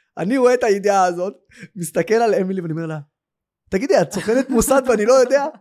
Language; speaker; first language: Hebrew; non-native, local second language; Arabic